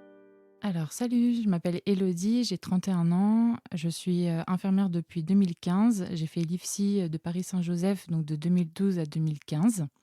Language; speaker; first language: French; native; French